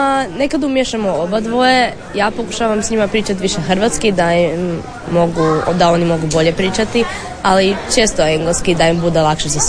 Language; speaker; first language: Croatian; early bilingual, heritage; Croatian